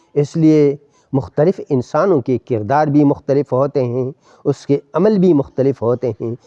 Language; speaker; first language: Urdu; non-native, local second language; Pashto